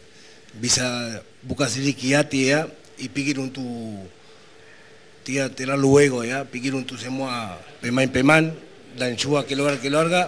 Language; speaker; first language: Indonesian; non-native, learner; Spanish